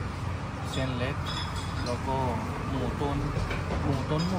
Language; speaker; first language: Thai; non-native, fluent; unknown